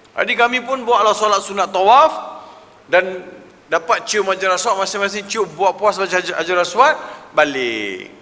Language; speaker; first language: Malay; non-native, local second language; Tamil